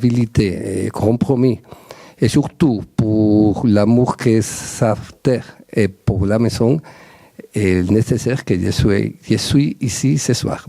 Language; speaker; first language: French; non-native, learner; Spanish